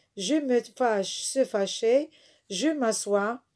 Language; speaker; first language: French; non-native, local second language; Arabic